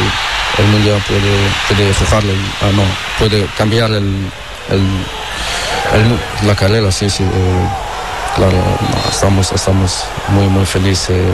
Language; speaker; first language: Spanish; non-native, learner; Portuguese